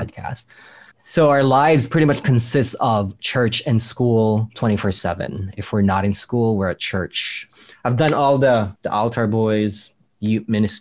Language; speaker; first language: English; non-native, local second language; Filipino